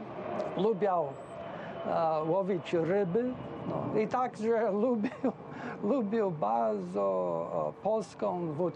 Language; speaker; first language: Polish; early bilingual, heritage; English